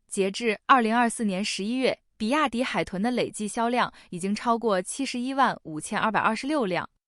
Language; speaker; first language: Chinese; native; Chinese